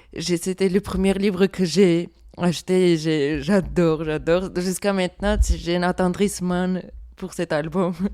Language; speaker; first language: French; non-native, fluent; Armenian